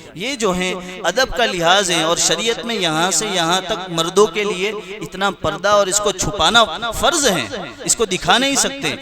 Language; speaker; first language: Urdu; non-native, local second language; Gujarati